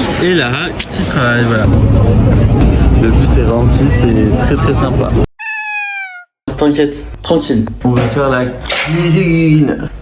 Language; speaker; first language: French; native; French